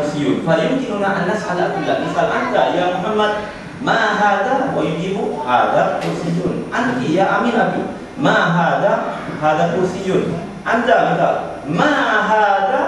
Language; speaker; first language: Arabic; non-native, learner; Malay